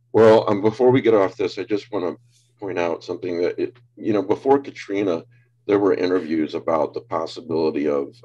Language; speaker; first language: English; native; English